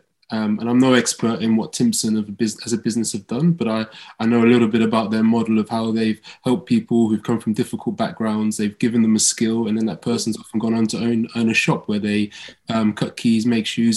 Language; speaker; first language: English; native; English